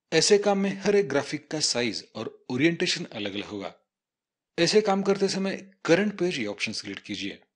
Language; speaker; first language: Hindi; non-native, local second language; Marathi